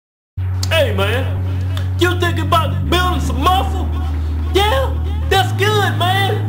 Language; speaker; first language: English; native; English